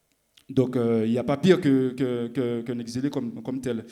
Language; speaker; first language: French; non-native, local second language; Haitian Creole